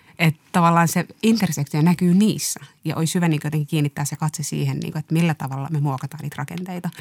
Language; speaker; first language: Finnish; early bilingual, other home language; Somali